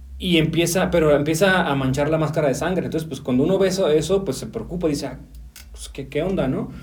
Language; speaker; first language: Spanish; native; Spanish